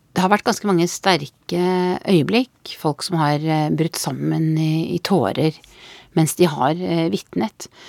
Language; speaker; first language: Norwegian; native; Norwegian